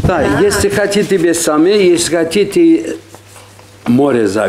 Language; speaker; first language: Russian; non-native, fluent; Azerbaijani